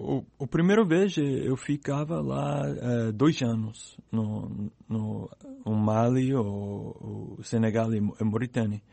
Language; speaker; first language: Portuguese; non-native, learner; English